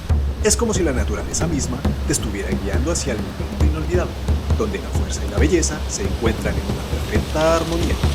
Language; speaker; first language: Spanish; native; Spanish